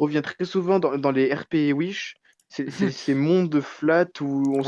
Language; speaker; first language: French; native; French